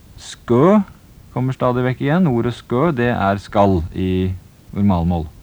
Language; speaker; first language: Norwegian; native; Norwegian